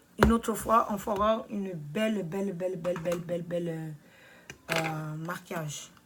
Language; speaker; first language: French; non-native, learner; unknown